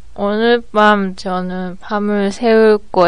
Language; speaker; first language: Korean; non-native, learner; Japanese